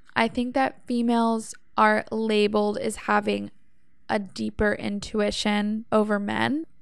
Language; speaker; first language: English; native; English